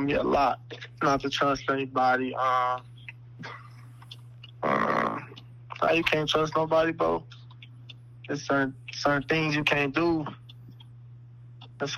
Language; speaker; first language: English; native; English